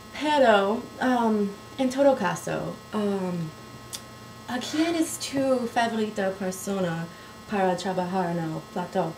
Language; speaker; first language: Spanish; non-native, learner; English